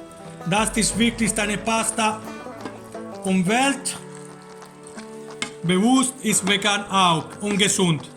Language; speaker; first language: German; non-native, learner; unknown